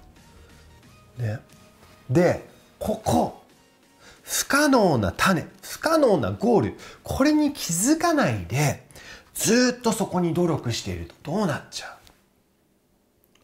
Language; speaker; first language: Japanese; non-native, fluent; English